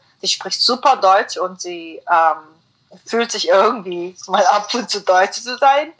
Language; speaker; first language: German; non-native, fluent; Korean